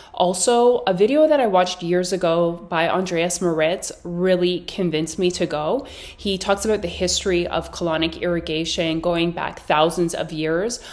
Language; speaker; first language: English; native; English